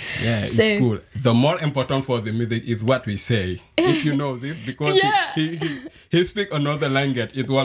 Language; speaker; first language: English; non-native, learner; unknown